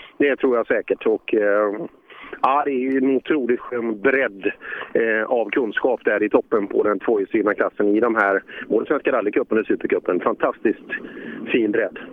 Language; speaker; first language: Swedish; native; Swedish